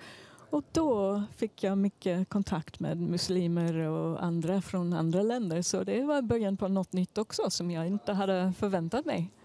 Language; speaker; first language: Swedish; non-native, fluent; English